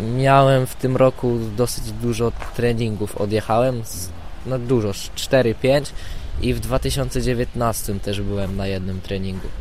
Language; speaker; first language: Polish; native; Polish